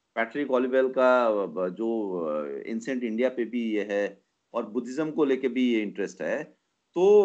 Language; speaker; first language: Hindi; non-native, local second language; Nepali